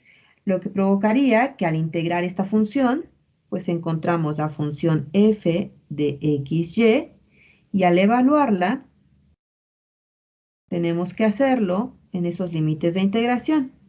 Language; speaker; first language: Spanish; native; Spanish